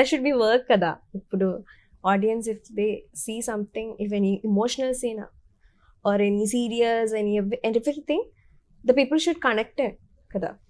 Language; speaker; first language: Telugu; non-native, learner; Malayalam